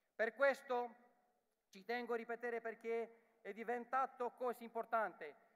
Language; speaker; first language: Italian; non-native, learner; Romanian